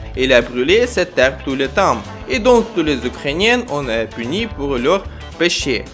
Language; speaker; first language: French; non-native, learner; Ukrainian